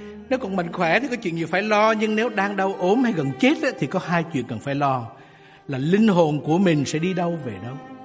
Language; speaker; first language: Vietnamese; native; Vietnamese